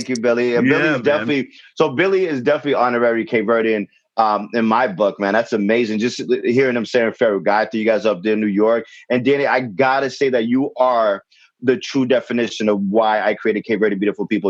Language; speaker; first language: English; native; English